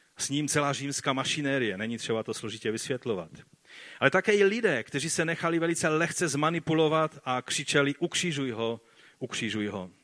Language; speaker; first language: Czech; non-native, fluent; Polish